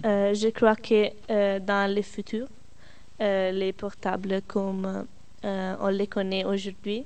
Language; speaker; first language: French; non-native, learner; Italian